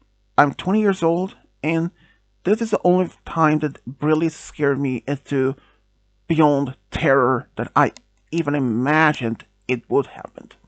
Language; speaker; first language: English; non-native, fluent; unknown